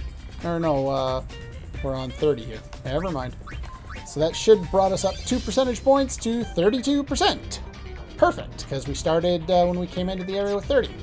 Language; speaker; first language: English; native; English